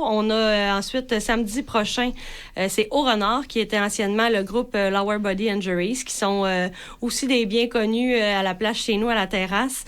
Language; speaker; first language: French; native; French